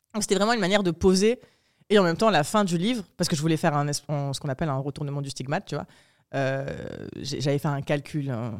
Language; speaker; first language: French; early bilingual, other home language; Arabic